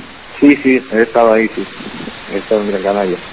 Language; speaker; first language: Spanish; native; Spanish